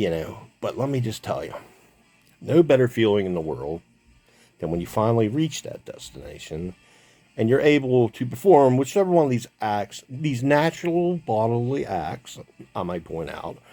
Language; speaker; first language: English; native; English